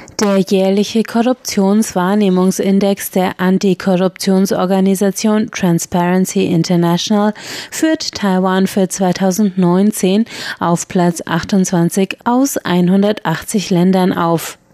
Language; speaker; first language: German; native; German